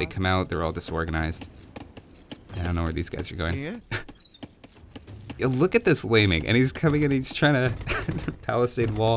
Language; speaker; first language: English; native; English